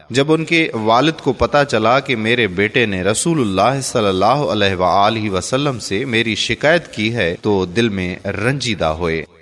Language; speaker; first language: Urdu; native; Urdu